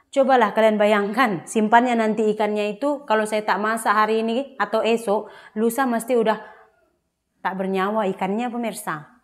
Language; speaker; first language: Malay; native; Malay